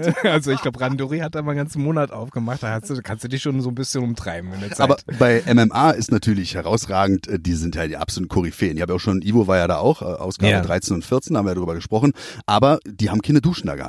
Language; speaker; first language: German; native; German